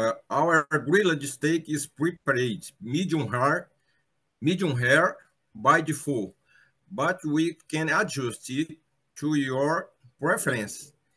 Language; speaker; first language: English; non-native, learner; Portuguese